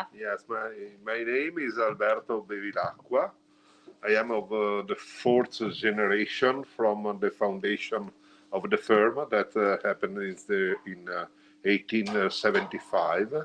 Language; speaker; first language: English; non-native, learner; Italian